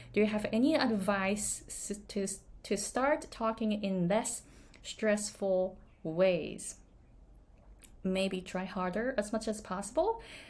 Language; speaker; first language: English; non-native, fluent; Japanese